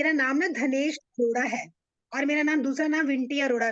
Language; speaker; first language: Hindi; native; Hindi